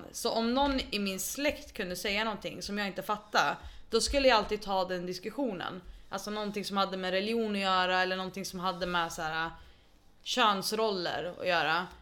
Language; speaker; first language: Swedish; early bilingual, other home language; Arabic